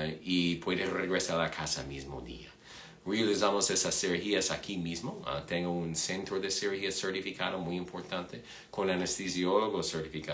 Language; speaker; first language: Spanish; non-native, fluent; English